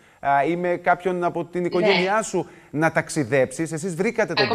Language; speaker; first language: Greek; native; Greek